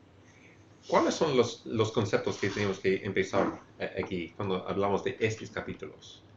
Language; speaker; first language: Spanish; non-native, fluent; English